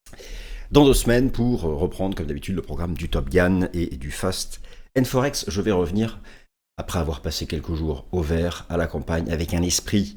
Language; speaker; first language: French; native; French